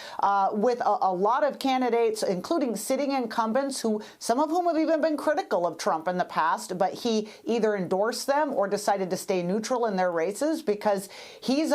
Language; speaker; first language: English; native; English